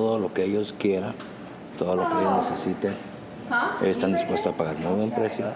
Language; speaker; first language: Spanish; non-native, learner; English